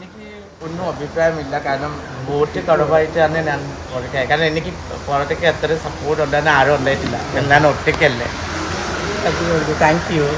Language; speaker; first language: Malayalam; non-native, learner; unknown